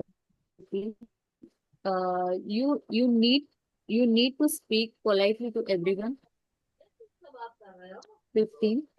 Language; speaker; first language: English; non-native, learner; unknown